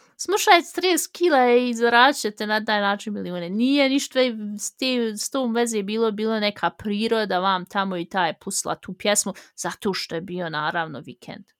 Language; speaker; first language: Bosnian; early bilingual, heritage; Bosnian